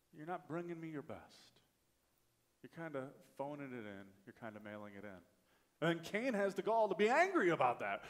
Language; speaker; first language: English; native; English